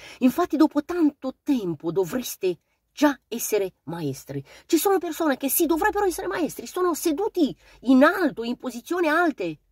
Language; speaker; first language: Italian; non-native, fluent; Romanian